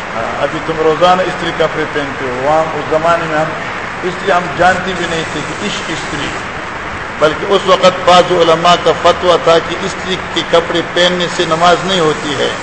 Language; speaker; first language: Urdu; non-native, local second language; Pashto